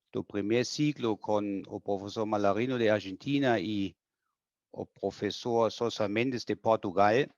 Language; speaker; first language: Portuguese; non-native, fluent; German